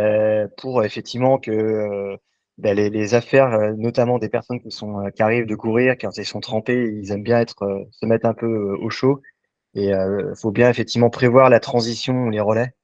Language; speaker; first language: French; native; French